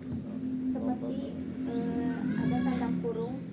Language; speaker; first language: Indonesian; native; Indonesian